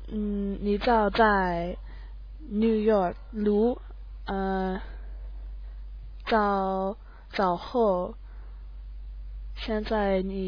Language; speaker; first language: Chinese; non-native, learner; English